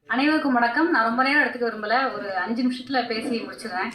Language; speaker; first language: Tamil; native; Tamil